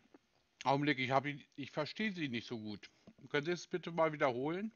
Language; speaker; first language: German; native; German